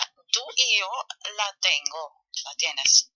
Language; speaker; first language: Spanish; non-native, fluent; German